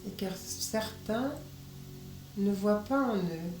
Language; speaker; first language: French; native; French